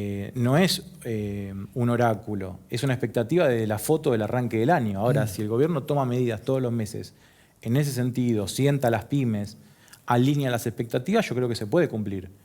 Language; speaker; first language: Spanish; native; Spanish